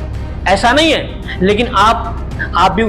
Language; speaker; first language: Hindi; native; Hindi